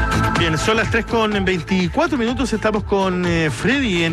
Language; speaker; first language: Spanish; native; Spanish